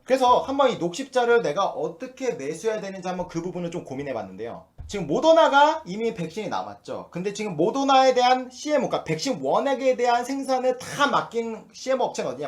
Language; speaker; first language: Korean; native; Korean